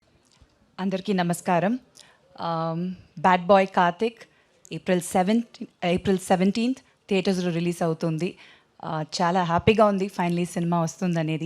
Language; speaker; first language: Telugu; non-native, local second language; Tamil